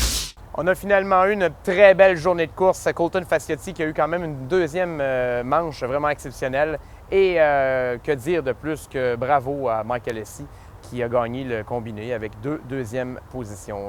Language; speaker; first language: French; native; French